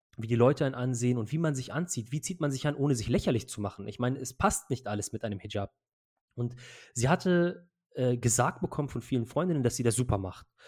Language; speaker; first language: German; early bilingual, other home language; Arabic